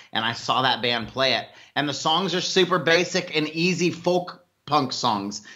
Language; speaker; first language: English; native; English